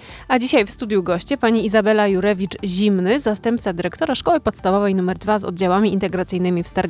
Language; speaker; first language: Polish; native; Polish